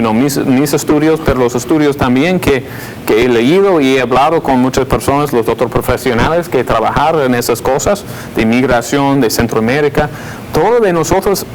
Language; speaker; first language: Spanish; non-native, fluent; English